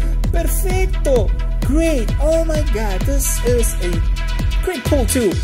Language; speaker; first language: English; non-native, fluent; Spanish